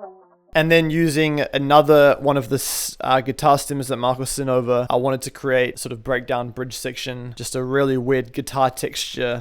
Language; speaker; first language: English; native; English